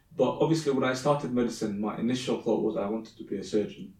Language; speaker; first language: English; early bilingual, other home language; Somali